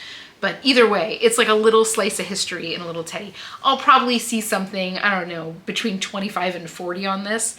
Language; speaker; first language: English; native; English